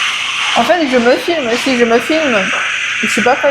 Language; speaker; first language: French; early bilingual, other home language; Chinese